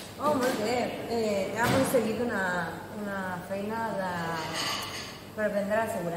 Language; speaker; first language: Catalan; non-native, learner; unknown